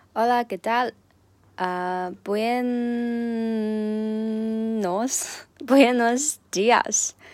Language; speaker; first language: Spanish; non-native, learner; Chinese